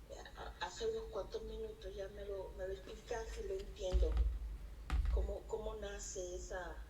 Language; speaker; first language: Spanish; early bilingual, heritage; Spanish